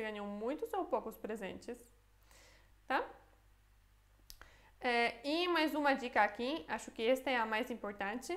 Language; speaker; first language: Portuguese; non-native, fluent; Polish